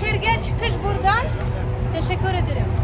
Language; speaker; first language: Turkish; non-native, learner; Russian